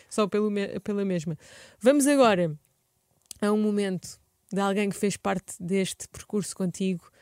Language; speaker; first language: Portuguese; native; Portuguese